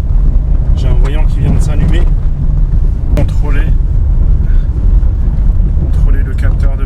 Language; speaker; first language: French; native; French